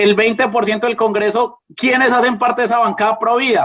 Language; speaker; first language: Spanish; native; Spanish